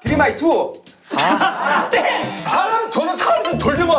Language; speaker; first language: Korean; native; Korean